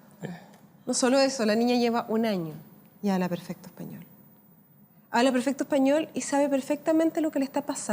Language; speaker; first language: Spanish; native; Spanish